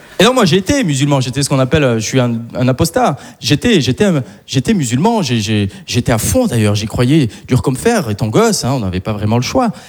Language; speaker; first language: French; early bilingual, other home language; Arabic